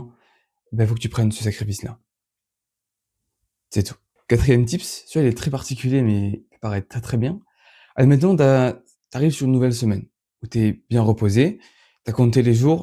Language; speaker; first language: French; native; French